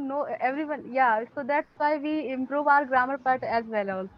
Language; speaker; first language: English; non-native, learner; Hindi